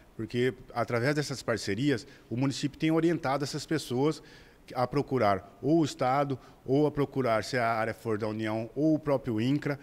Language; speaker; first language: Portuguese; native; Portuguese